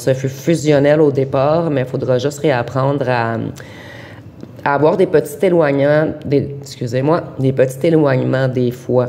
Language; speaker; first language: French; native; French